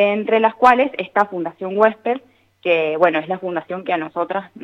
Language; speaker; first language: Spanish; native; Spanish